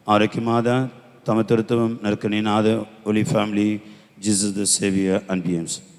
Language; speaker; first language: English; non-native, local second language; Tamil